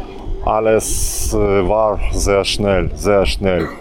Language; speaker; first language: German; non-native, learner; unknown